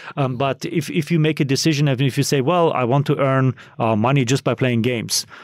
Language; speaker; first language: English; non-native, fluent; German